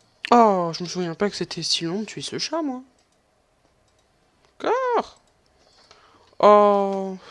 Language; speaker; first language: French; native; French